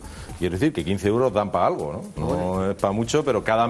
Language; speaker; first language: Spanish; native; Spanish